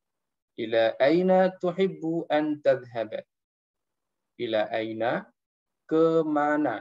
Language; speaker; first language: Arabic; non-native, fluent; Indonesian